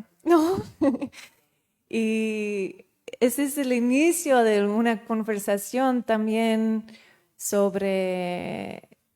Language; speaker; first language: Spanish; non-native, fluent; Dutch